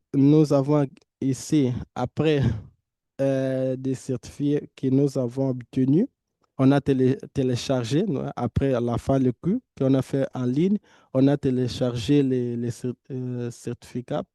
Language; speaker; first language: French; non-native, fluent; Portuguese